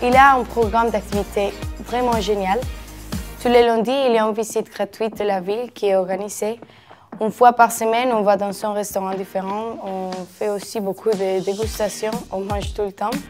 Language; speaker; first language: French; non-native, learner; Spanish